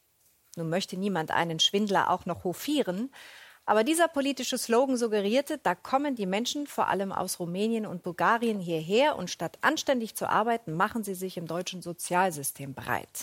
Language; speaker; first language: German; native; German